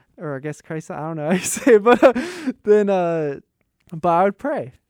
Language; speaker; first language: English; native; English